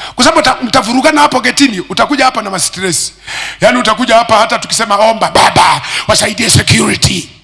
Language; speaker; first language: Swahili; native; Swahili